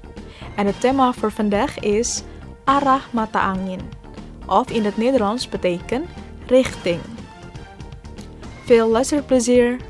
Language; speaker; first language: Dutch; non-native, learner; Indonesian